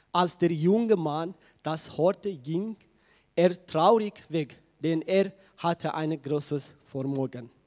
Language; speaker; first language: German; non-native, fluent; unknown